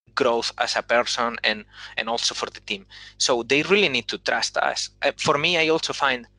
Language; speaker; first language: English; non-native, fluent; Spanish